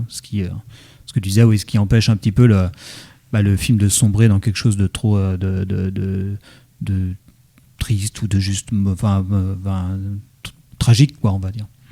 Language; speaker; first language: French; native; French